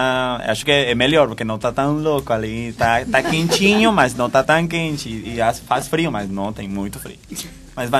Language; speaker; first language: Portuguese; non-native, fluent; Spanish